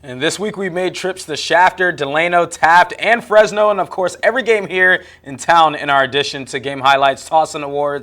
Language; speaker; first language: English; native; English